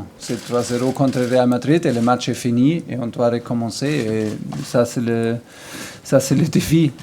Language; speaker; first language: French; non-native, learner; German